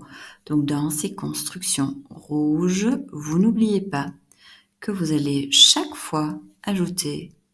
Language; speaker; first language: French; non-native, fluent; Dutch